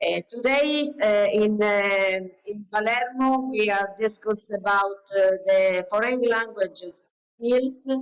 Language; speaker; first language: English; non-native, learner; Italian